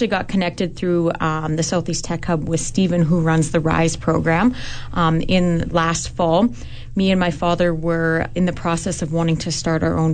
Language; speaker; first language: English; native; English